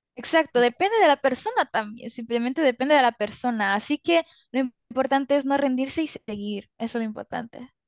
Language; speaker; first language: Spanish; early bilingual, other home language; Italian